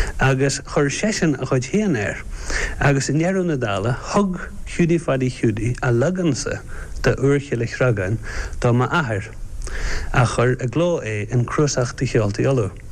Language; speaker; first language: Irish; native; Irish